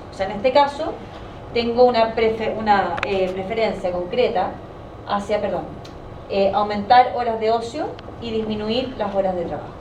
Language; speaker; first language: Spanish; native; Spanish